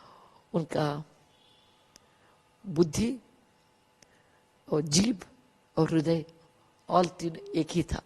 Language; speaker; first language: Hindi; non-native, local second language; Kannada